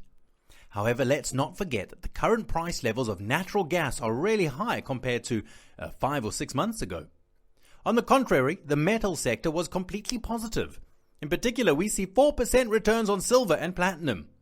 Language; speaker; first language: English; non-native, fluent; Italian